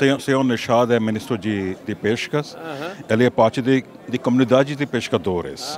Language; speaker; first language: Portuguese; non-native, fluent; Hindi